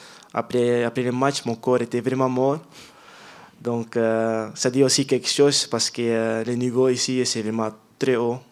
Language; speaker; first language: French; non-native, learner; Dutch